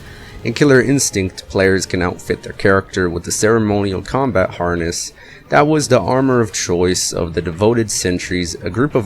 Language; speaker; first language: English; native; English